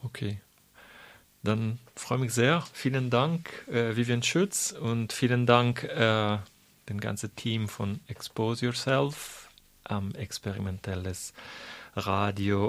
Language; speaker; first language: German; non-native, fluent; Italian